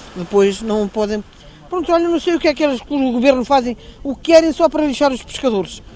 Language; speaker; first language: Portuguese; native; Portuguese